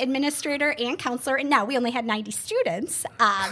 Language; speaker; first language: English; native; English